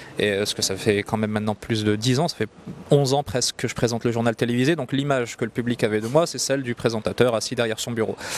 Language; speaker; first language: French; non-native, local second language; Arabic